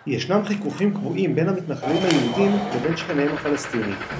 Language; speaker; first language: Hebrew; native; Hebrew